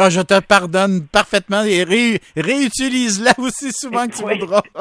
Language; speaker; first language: French; native; French